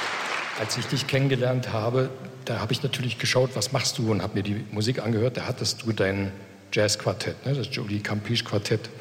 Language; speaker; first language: German; native; German